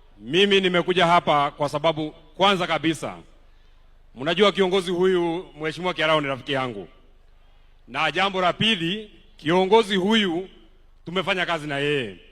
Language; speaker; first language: Swahili; non-native, local second language; Kikuyu